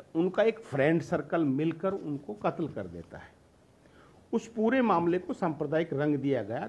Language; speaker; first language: Hindi; native; Hindi